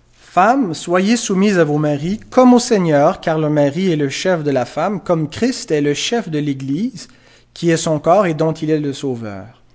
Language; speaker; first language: French; native; French